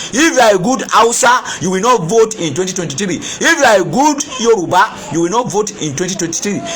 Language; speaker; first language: English; non-native, local second language; Yoruba